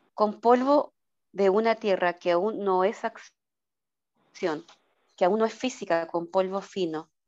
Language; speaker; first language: Spanish; native; Spanish